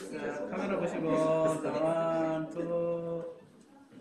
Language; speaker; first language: Korean; native; Korean